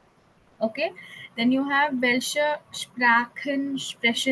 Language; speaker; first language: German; non-native, fluent; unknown